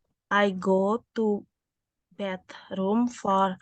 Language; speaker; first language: English; non-native, learner; Indonesian